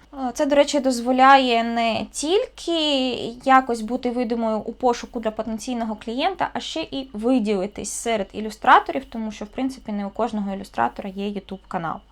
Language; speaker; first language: Ukrainian; non-native, local second language; Russian